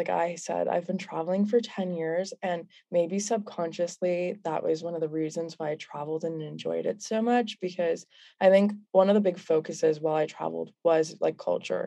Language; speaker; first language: English; native; English